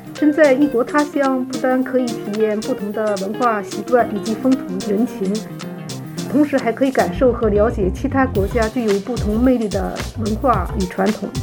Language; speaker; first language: Chinese; non-native, fluent; Japanese